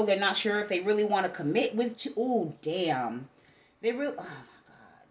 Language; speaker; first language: English; native; English